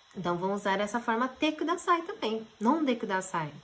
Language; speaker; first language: Portuguese; early bilingual, heritage; Japanese